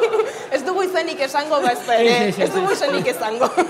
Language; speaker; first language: Basque; native; Basque